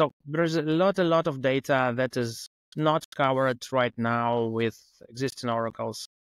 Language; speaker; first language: English; non-native, fluent; Russian